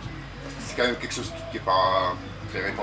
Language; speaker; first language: French; native; French